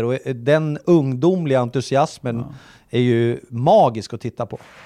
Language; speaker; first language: Swedish; native; Swedish